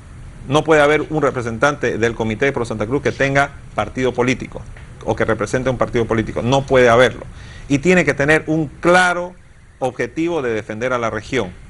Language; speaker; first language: Spanish; native; Spanish